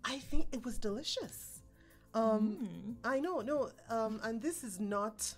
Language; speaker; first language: English; non-native, local second language; Igbo